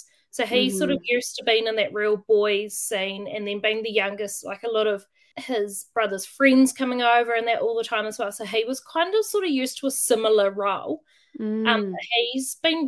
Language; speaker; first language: English; native; English